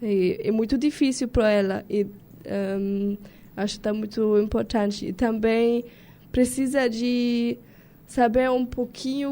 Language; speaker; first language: Portuguese; non-native, learner; German